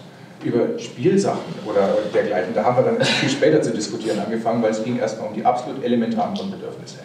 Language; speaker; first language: German; native; German